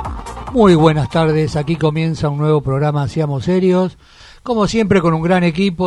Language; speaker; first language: Spanish; native; Spanish